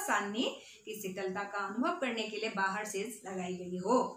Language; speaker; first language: Hindi; non-native, local second language; Assamese